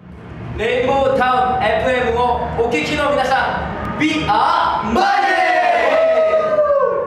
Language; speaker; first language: Japanese; non-native, learner; Korean